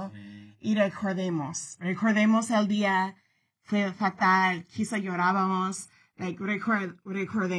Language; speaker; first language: Spanish; early bilingual, heritage; Spanish